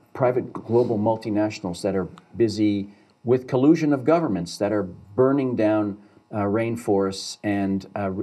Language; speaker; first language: English; native; English